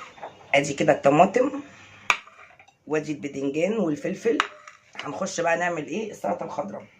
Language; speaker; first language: Arabic; native; Arabic